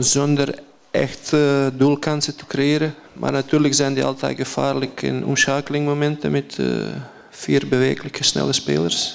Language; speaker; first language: Dutch; non-native, fluent; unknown